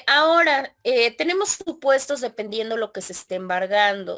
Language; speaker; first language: Spanish; native; Spanish